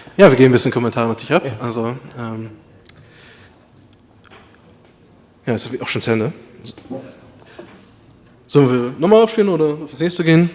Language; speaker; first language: German; native; German